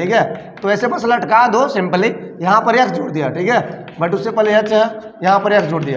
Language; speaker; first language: Hindi; native; Hindi